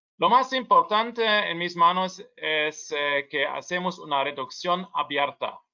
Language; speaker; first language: Spanish; non-native, learner; German